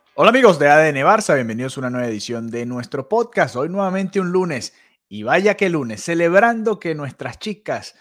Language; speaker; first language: Spanish; native; Spanish